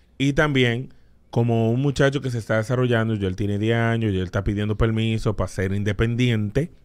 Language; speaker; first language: Spanish; native; Spanish